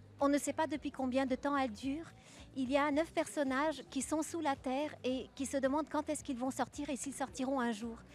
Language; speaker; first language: French; native; French